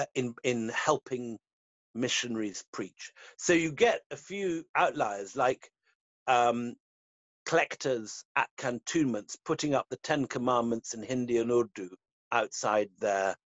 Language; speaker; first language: English; native; English